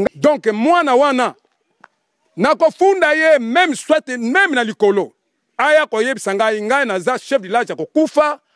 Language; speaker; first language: Lingala; non-native, local second language; Kongo